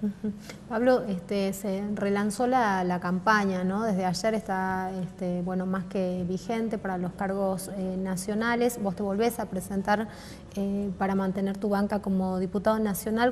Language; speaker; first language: Spanish; native; Spanish